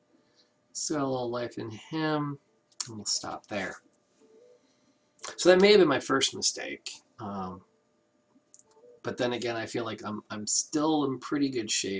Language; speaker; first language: English; native; English